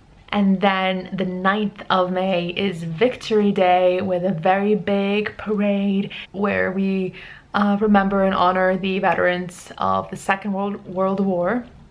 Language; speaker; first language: English; non-native, fluent; Russian